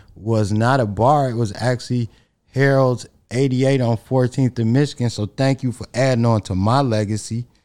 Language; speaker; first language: English; native; English